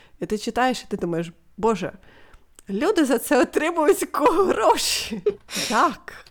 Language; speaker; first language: Ukrainian; non-native, local second language; Russian